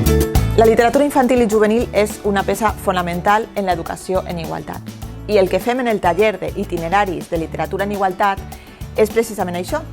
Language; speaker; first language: Catalan; native; Catalan